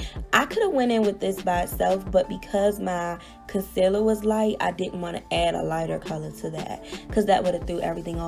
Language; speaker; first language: English; native; English